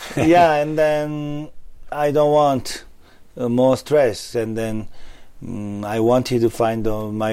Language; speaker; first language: English; non-native, learner; Korean